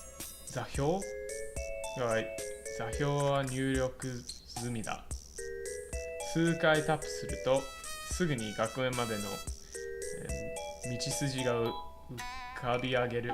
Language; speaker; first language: Japanese; non-native, fluent; English